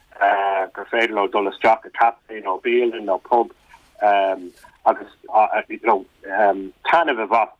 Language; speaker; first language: Irish; non-native, local second language; English